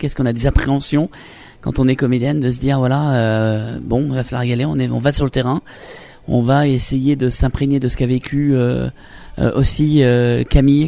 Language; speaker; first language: French; native; French